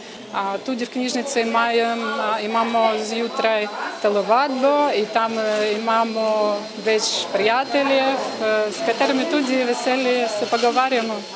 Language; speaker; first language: Slovenian; non-native, learner; Ukrainian